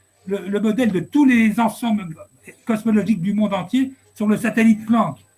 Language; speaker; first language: French; native; French